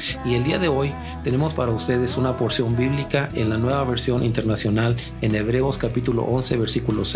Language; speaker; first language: Spanish; native; Spanish